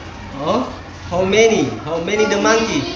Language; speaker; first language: English; non-native, learner; Indonesian